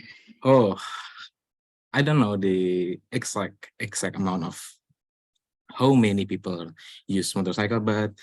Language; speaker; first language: English; non-native, learner; Indonesian